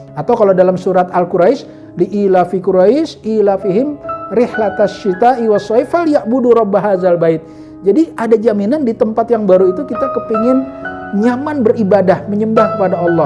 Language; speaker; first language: Indonesian; native; Indonesian